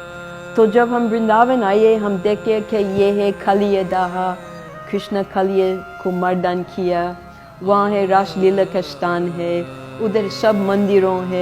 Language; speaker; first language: Hindi; non-native, fluent; English